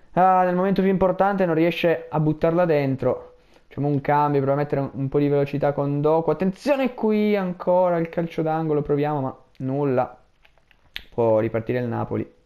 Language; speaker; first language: Italian; native; Italian